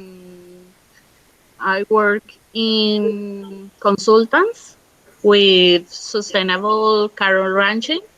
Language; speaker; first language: English; non-native, learner; Spanish